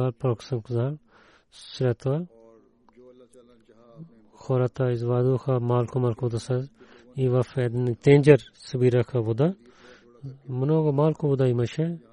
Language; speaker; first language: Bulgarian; non-native, fluent; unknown